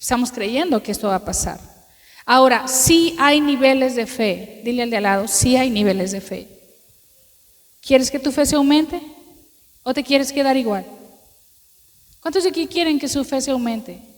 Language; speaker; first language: Spanish; native; Spanish